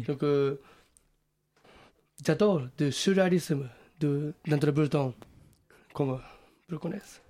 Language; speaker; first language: French; non-native, learner; Japanese